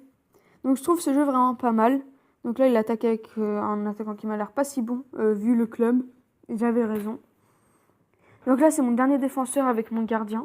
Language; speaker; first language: French; native; French